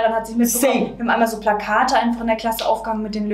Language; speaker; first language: German; native; German